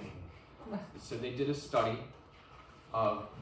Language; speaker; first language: English; native; English